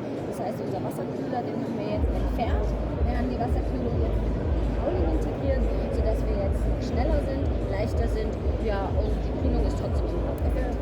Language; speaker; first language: German; native; German